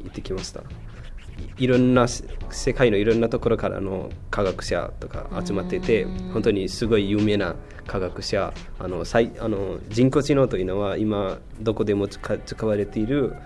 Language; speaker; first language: Japanese; non-native, fluent; Newari